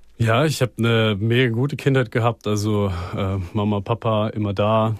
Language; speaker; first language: German; native; German